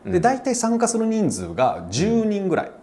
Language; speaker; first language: Japanese; native; Japanese